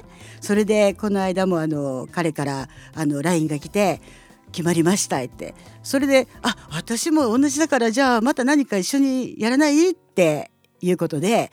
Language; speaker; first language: Japanese; native; Japanese